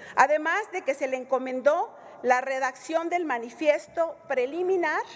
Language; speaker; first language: Spanish; native; Spanish